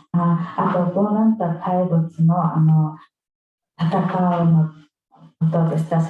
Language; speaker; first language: Japanese; non-native, fluent; Mongolian